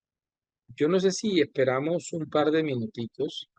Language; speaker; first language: Spanish; native; Spanish